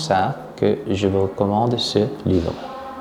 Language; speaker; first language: French; non-native, fluent; Korean